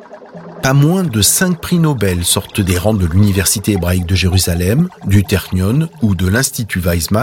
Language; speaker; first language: French; native; French